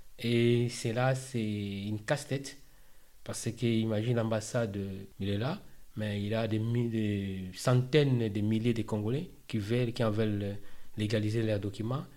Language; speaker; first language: French; non-native, local second language; Lingala